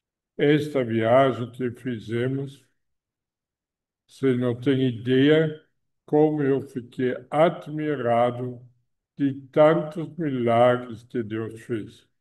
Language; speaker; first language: Portuguese; non-native, fluent; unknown